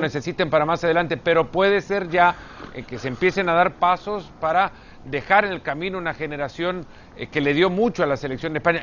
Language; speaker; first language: Spanish; native; Spanish